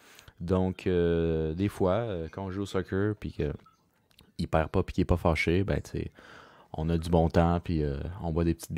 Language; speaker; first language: French; native; French